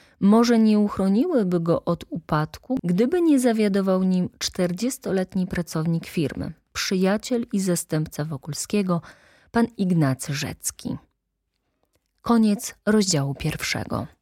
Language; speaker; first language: Polish; native; Polish